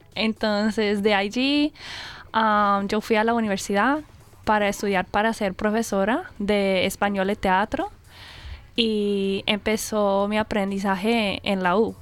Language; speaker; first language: Spanish; non-native, fluent; English